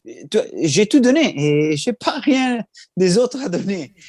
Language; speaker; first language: French; non-native, learner; Italian